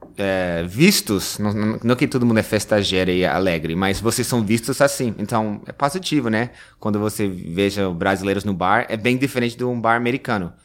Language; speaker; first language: Portuguese; non-native, fluent; English